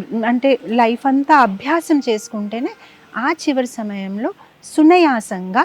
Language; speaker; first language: Telugu; non-native, fluent; Gujarati